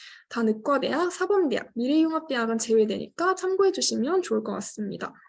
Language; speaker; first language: Korean; native; Korean